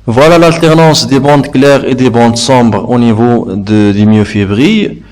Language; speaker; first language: French; non-native, local second language; Arabic